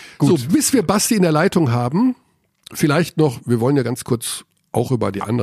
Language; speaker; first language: German; native; German